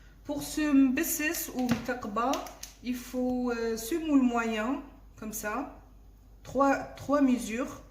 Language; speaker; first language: French; non-native, local second language; Arabic